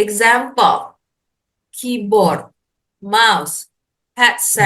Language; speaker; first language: English; non-native, fluent; Indonesian